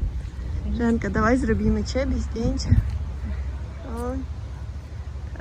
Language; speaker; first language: Polish; non-native, learner; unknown